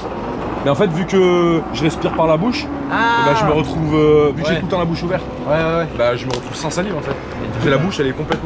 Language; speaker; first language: French; native; French